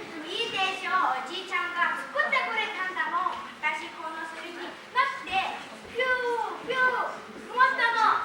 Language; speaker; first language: Japanese; non-native, learner; Mongolian